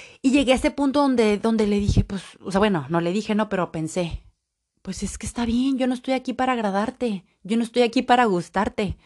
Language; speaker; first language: Spanish; native; Spanish